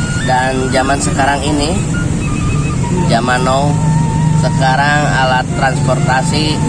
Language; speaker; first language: Indonesian; non-native, local second language; Sundanese